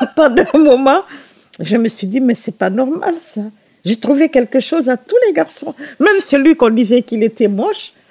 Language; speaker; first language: French; non-native, local second language; Susu